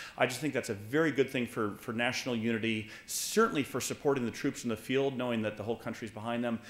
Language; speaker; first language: English; native; English